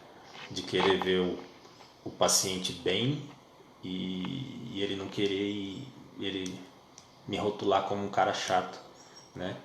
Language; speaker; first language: Portuguese; native; Portuguese